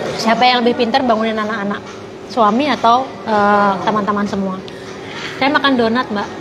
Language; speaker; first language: Indonesian; non-native, local second language; Javanese